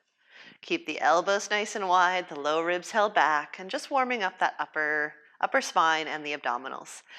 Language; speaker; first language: English; native; English